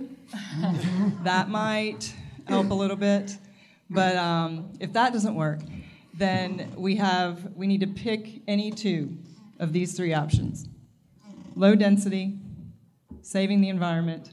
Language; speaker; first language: English; native; English